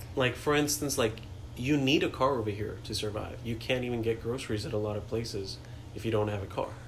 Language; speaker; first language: English; non-native, local second language; Hindi